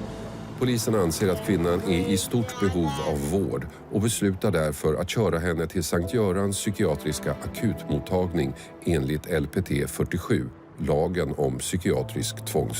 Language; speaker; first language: Swedish; native; Swedish